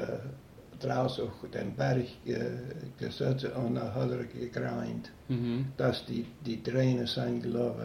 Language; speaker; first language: German; early bilingual, heritage; German